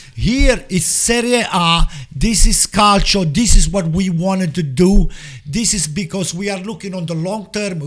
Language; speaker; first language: English; non-native, fluent; Italian